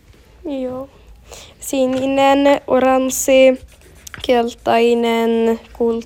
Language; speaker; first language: Finnish; non-native, learner; Swedish